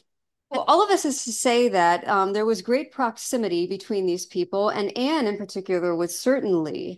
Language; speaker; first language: English; native; English